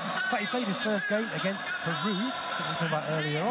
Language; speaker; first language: English; native; English